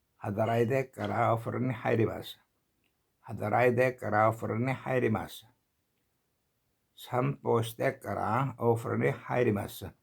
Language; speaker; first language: Japanese; non-native, learner; Korean